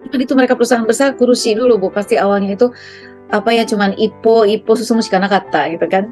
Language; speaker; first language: Indonesian; native; Indonesian